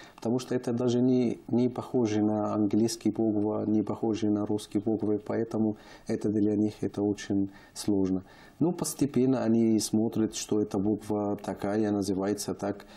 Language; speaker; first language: Russian; non-native, learner; Arabic